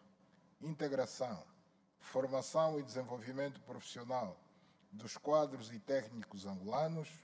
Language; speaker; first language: Portuguese; native; Portuguese